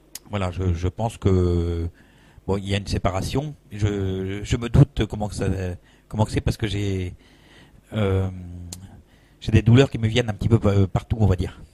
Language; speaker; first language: French; native; French